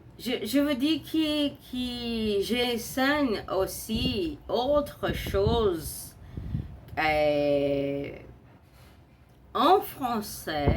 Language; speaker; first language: French; non-native, learner; Portuguese